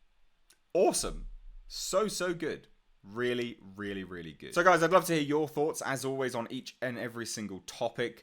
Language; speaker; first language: English; native; English